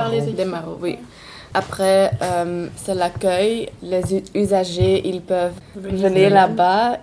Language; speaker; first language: French; non-native, local second language; Dutch